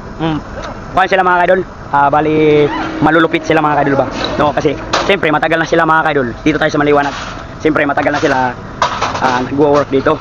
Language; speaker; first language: Filipino; non-native, local second language; Cebuano